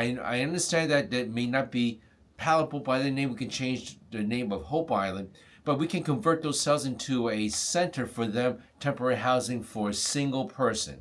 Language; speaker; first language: English; non-native, fluent; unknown